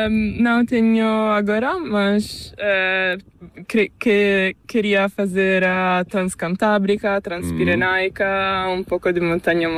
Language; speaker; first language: Spanish; non-native, learner; Italian